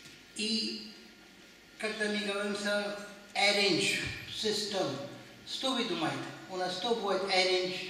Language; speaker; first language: Russian; non-native, learner; Hindi